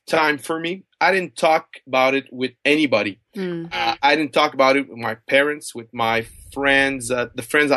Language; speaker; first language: English; non-native, fluent; French